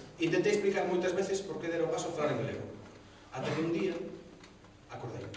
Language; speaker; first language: Galician; non-native, local second language; Spanish